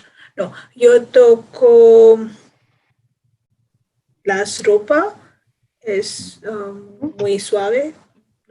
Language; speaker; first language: Spanish; non-native, learner; English